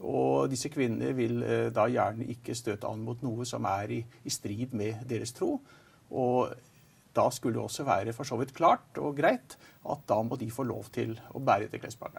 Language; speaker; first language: Norwegian; native; Norwegian